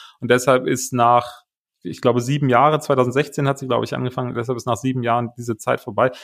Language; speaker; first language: German; native; German